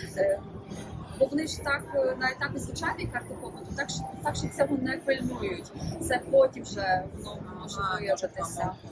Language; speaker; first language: Ukrainian; native; Ukrainian